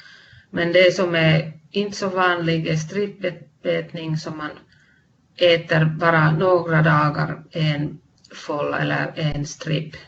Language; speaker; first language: Swedish; non-native, fluent; Finnish